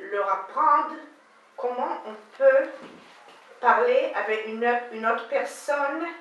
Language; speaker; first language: French; non-native, learner; Hebrew